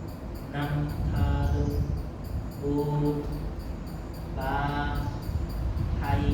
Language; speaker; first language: Vietnamese; non-native, learner; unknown